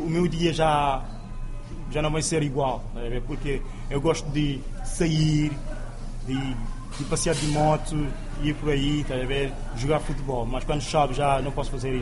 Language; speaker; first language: Portuguese; non-native, local second language; Kabuverdianu